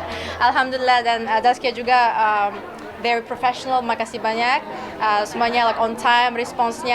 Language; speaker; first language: Indonesian; non-native, learner; Uyghur